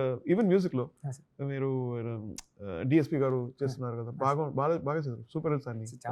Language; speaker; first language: Telugu; non-native, learner; Tamil